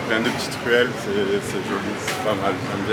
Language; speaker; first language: French; native; French